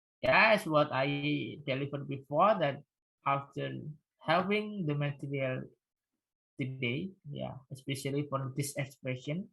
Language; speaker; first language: English; non-native, fluent; Indonesian